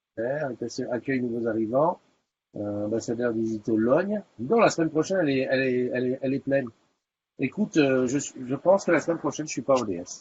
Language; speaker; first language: French; native; French